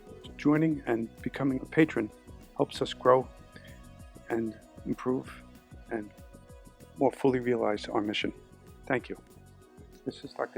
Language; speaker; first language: English; native; English